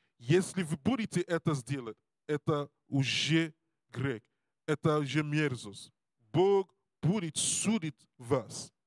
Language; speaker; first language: Russian; non-native, learner; English